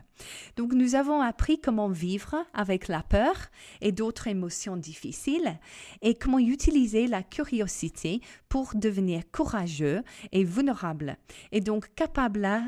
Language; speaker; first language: French; non-native, fluent; English